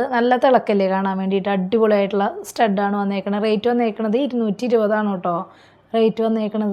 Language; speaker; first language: Malayalam; native; Malayalam